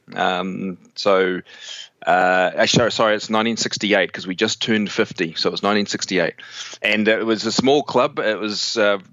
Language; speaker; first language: English; native; English